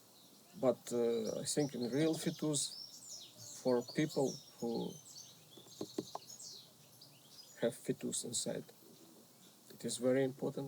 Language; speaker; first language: English; non-native, learner; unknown